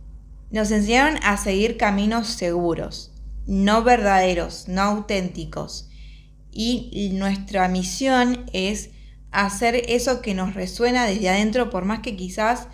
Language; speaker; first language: Spanish; native; Spanish